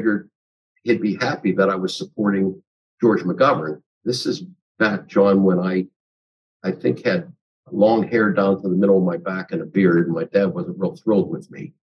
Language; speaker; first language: English; native; English